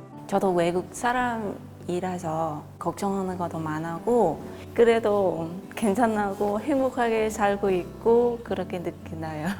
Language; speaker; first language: Korean; non-native, learner; Vietnamese